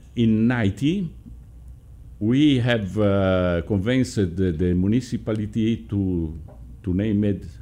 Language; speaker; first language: English; non-native, learner; Italian